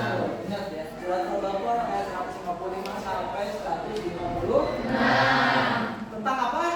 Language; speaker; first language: Malay; native; Malay